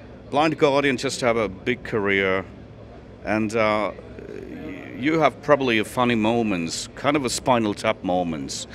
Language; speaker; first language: English; non-native, fluent; Finnish